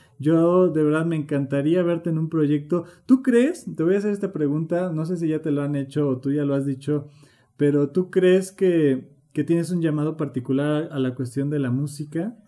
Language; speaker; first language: Spanish; native; Spanish